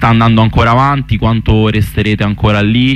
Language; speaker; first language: Italian; native; Italian